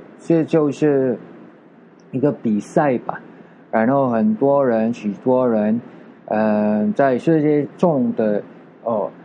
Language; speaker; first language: Chinese; non-native, learner; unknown